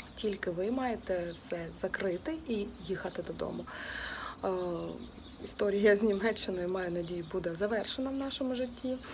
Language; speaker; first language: Ukrainian; native; Ukrainian